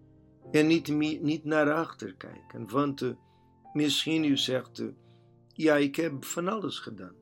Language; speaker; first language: Dutch; non-native, learner; Portuguese